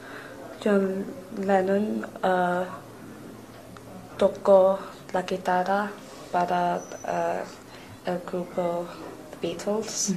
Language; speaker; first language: Spanish; non-native, learner; English